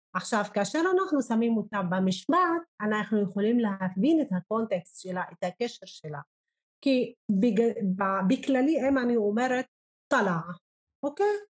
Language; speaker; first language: Hebrew; non-native, local second language; Arabic